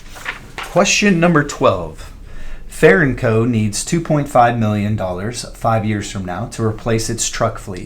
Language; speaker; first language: English; native; English